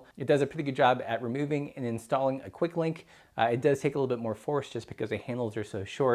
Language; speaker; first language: English; native; English